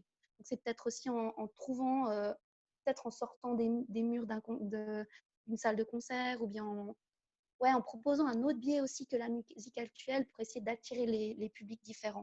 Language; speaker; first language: French; native; French